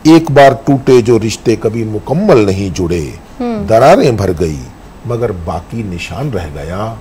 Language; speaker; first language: Hindi; native; Hindi